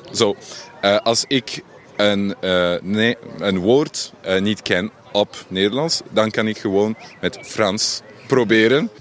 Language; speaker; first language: Dutch; non-native, local second language; French